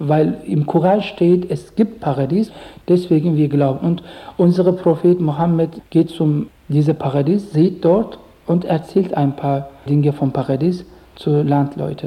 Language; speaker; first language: German; non-native, learner; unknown